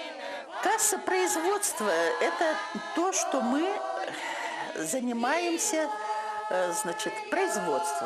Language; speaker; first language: Russian; native; Russian